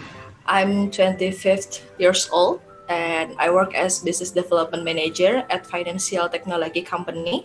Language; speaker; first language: English; non-native, learner; Indonesian